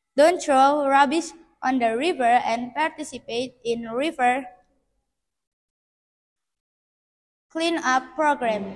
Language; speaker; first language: English; non-native, learner; Indonesian